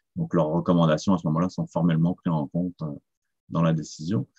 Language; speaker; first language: French; native; French